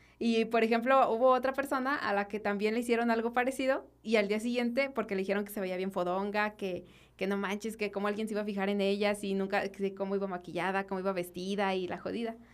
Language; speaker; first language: Spanish; native; Spanish